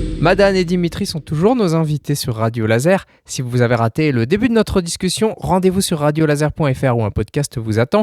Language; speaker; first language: French; native; French